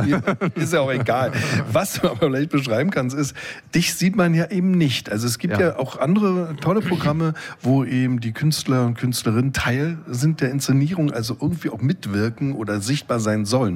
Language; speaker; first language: German; native; German